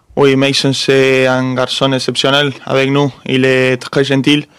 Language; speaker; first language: French; non-native, fluent; Spanish